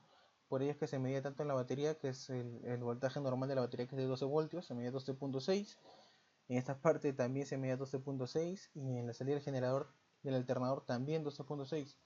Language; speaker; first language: Spanish; native; Spanish